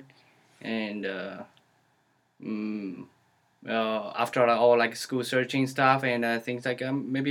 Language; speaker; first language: English; non-native, learner; Chinese